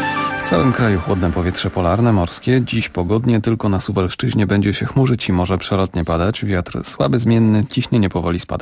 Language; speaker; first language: Polish; native; Polish